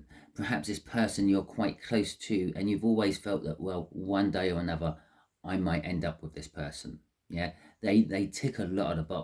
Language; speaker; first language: English; native; English